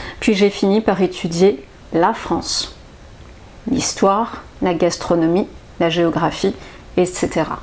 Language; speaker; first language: French; native; French